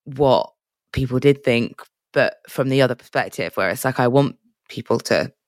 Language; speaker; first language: English; native; English